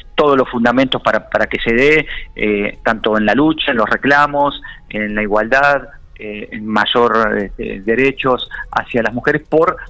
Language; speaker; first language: Spanish; native; Spanish